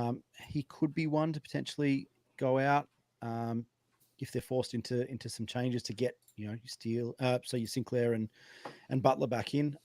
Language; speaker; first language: English; native; English